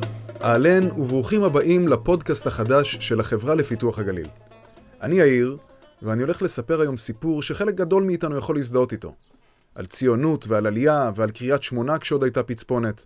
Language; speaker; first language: Hebrew; native; Hebrew